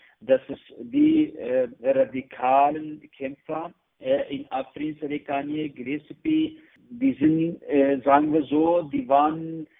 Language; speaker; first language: German; non-native, learner; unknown